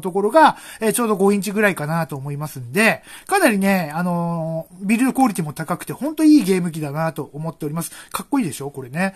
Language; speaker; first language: Japanese; native; Japanese